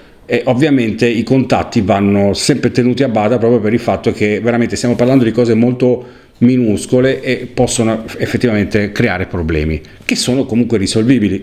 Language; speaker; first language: Italian; native; Italian